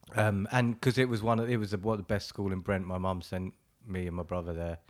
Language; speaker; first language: English; native; English